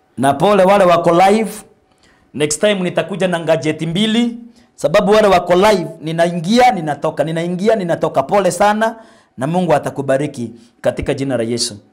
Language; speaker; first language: Swahili; non-native, local second language; Meru